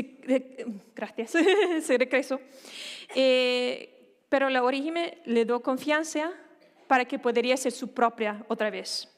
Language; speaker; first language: Spanish; non-native, fluent; Danish